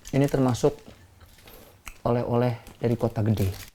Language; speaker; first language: Indonesian; native; Indonesian